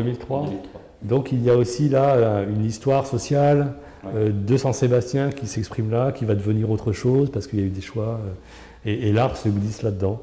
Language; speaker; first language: French; native; French